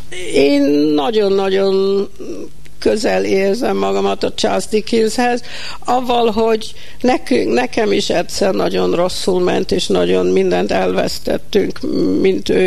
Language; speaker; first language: Hungarian; early bilingual, heritage; Hungarian